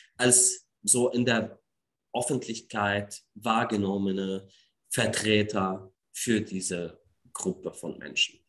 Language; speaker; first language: German; non-native, fluent; Arabic